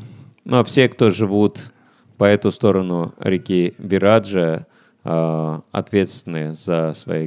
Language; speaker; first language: Russian; native; Russian